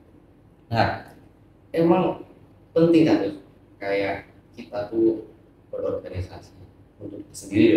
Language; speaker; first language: Indonesian; native; Indonesian